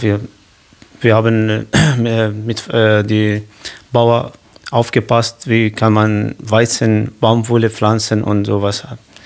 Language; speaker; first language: German; non-native, learner; Kurdish